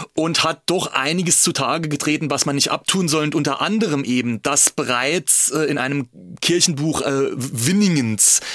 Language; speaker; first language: German; native; German